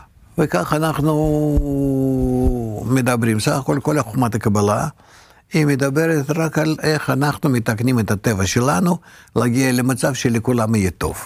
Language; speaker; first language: Hebrew; non-native, fluent; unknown